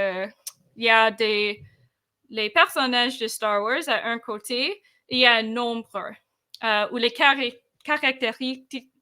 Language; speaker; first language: French; non-native, fluent; English